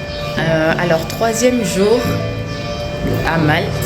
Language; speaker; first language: French; native; French